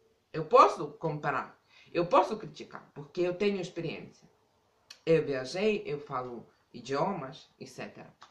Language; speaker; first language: Portuguese; non-native, fluent; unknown